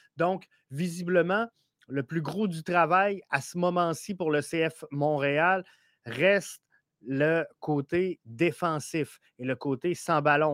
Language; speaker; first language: French; native; French